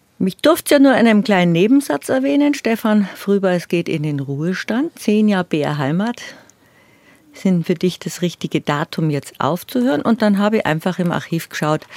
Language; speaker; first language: German; native; German